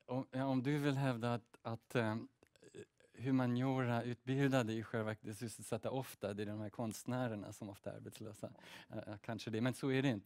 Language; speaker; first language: Swedish; early bilingual, heritage; Swedish